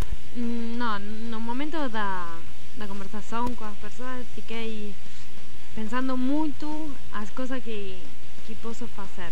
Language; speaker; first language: Portuguese; non-native, learner; Spanish